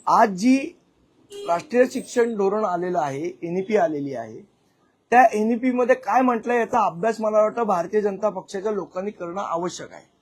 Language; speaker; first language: Marathi; native; Marathi